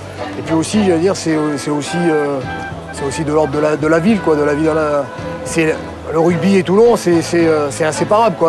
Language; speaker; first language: French; native; French